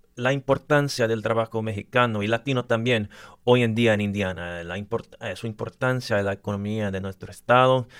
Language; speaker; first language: Spanish; early bilingual, other home language; English